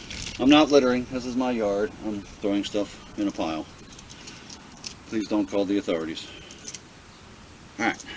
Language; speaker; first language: English; native; English